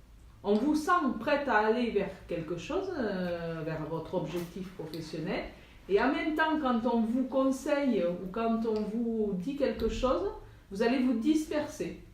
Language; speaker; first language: French; native; French